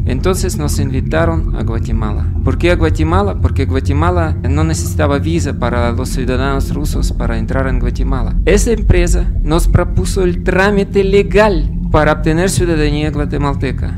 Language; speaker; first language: Spanish; non-native, fluent; Russian